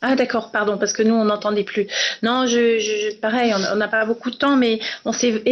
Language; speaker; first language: French; native; French